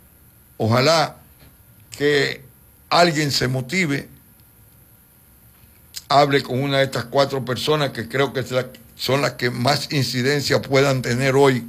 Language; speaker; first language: Spanish; native; Spanish